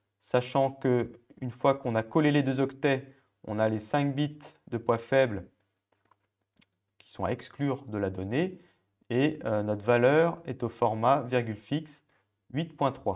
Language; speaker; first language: French; native; French